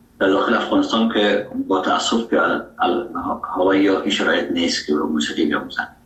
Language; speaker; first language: Persian; native; Persian